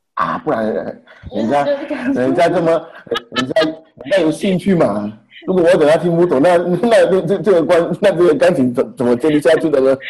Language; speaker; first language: Chinese; non-native, fluent; Haitian Creole